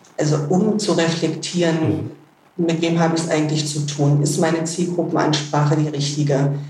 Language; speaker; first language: German; native; German